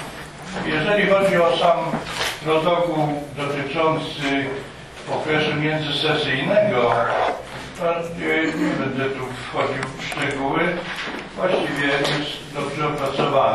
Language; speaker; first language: Polish; native; Polish